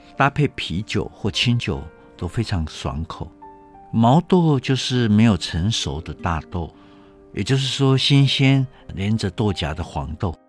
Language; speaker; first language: Chinese; native; Chinese